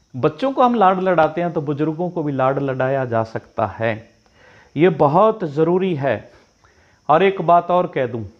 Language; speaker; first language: Hindi; non-native, local second language; Punjabi